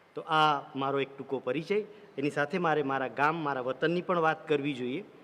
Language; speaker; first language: Gujarati; non-native, local second language; Vasavi